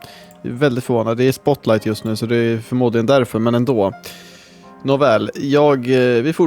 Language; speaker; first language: Swedish; native; Swedish